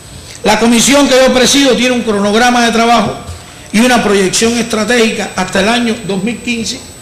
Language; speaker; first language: Spanish; native; Spanish